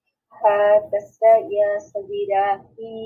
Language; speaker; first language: Arabic; non-native, learner; Bangla